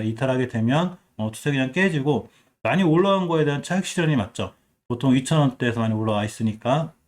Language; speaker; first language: Korean; native; Korean